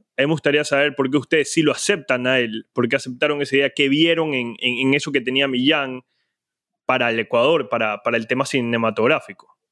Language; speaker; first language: Spanish; native; Spanish